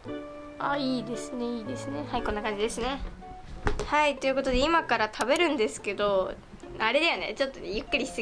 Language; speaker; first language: Japanese; native; Japanese